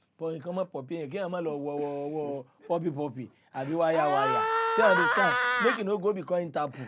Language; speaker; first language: Nigerian Pidgin; non-native, local second language; Yoruba